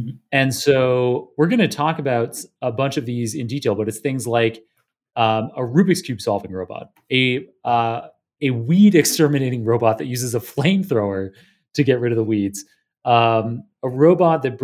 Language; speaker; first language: English; native; English